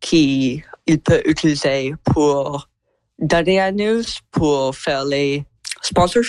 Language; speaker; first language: French; non-native, learner; English